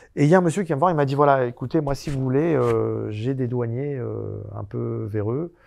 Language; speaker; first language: French; native; French